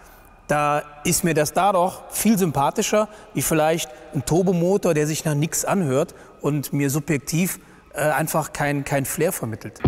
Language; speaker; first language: German; native; German